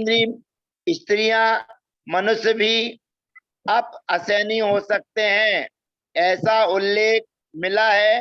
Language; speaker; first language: Hindi; native; Hindi